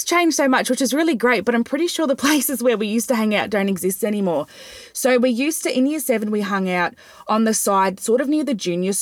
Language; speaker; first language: English; native; English